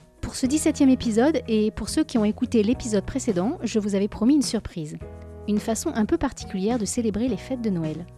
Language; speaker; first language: French; native; French